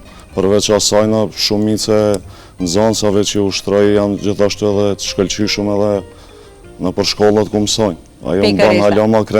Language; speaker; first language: Albanian; native; Albanian